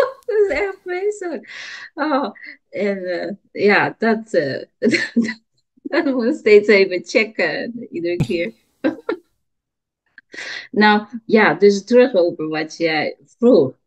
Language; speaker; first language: Dutch; non-native, learner; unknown